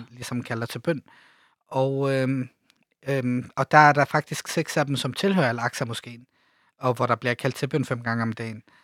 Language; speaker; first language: Danish; early bilingual, other home language; Arabic